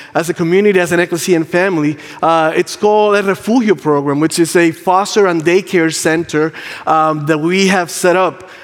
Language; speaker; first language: English; non-native, fluent; Spanish